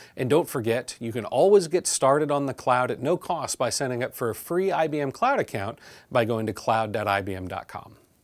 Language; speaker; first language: English; native; English